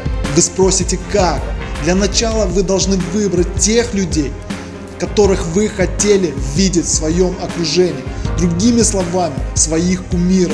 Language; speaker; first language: Russian; native; Russian